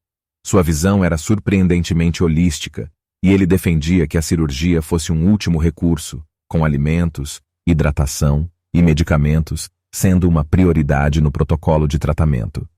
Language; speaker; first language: Portuguese; native; Portuguese